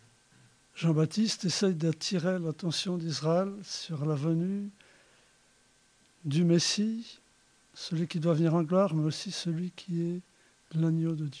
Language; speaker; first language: French; native; French